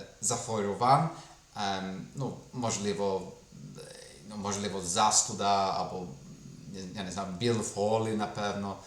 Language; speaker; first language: Ukrainian; non-native, fluent; English